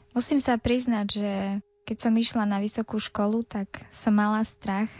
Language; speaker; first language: Slovak; native; Slovak